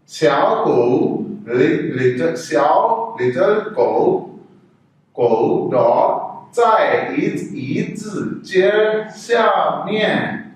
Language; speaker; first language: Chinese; non-native, fluent; Urdu